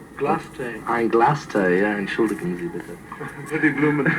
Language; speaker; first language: German; non-native, learner; English